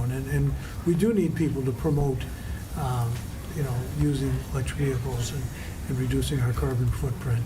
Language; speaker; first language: English; native; English